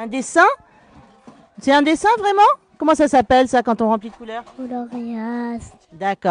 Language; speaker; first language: French; native; French